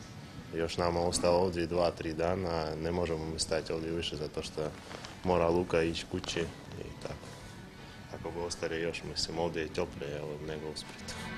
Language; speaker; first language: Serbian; non-native, learner; Russian